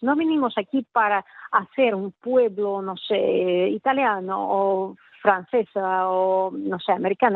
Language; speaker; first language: Spanish; non-native, fluent; Russian